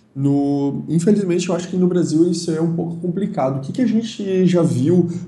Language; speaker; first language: Portuguese; native; Portuguese